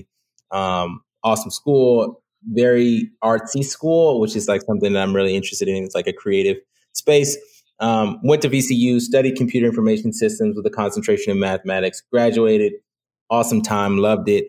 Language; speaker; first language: English; native; English